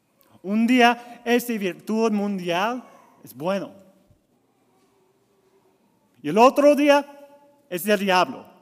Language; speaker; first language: Spanish; non-native, learner; English